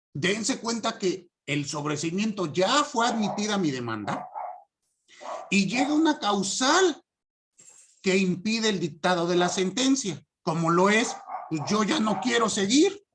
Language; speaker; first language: Spanish; native; Spanish